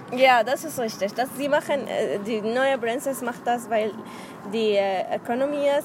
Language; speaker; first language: German; non-native, learner; Arabic